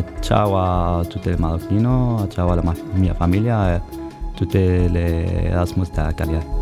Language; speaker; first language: Italian; non-native, learner; Arabic